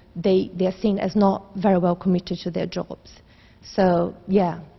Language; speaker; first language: English; non-native, fluent; Portuguese